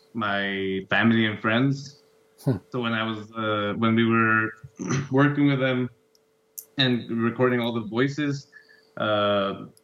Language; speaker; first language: English; non-native, fluent; Spanish